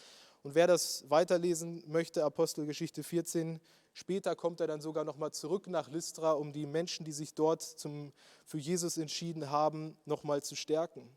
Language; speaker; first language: German; native; German